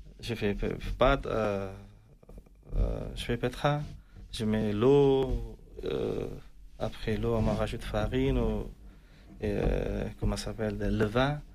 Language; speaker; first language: French; non-native, learner; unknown